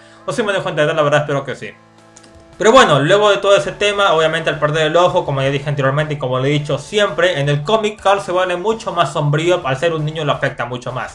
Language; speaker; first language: Spanish; native; Spanish